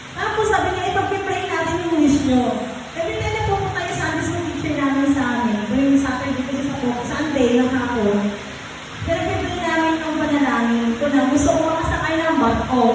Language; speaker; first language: Filipino; non-native, local second language; Cebuano